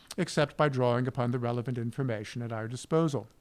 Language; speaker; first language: English; native; English